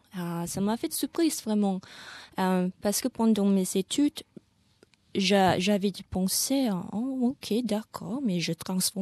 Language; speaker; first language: French; non-native, learner; Indonesian